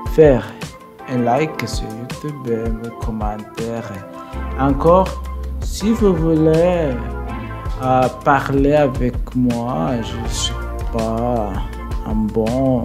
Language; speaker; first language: French; non-native, learner; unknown